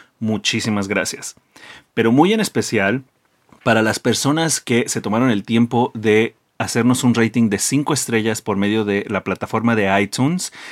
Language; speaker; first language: Spanish; early bilingual, heritage; Spanish